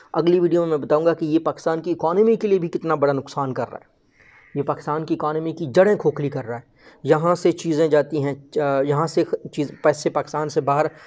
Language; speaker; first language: Urdu; non-native, local second language; Baluchi